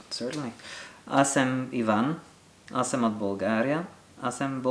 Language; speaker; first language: Bulgarian; non-native, learner; French